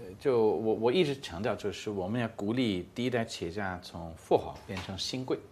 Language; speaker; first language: Chinese; non-native, fluent; English